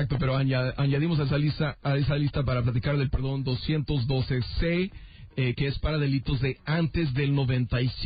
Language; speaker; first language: Spanish; native; Spanish